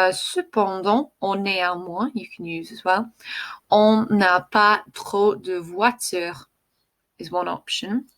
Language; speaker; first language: French; non-native, fluent; English